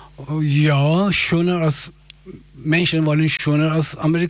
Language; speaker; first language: German; non-native, fluent; Persian